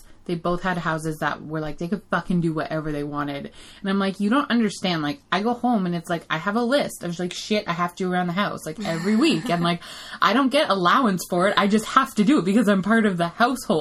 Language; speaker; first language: English; native; English